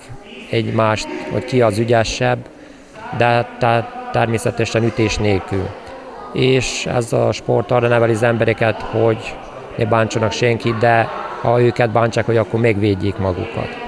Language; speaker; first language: Hungarian; native; Hungarian